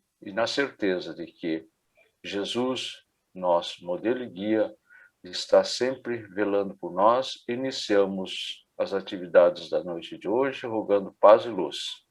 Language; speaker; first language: Portuguese; native; Portuguese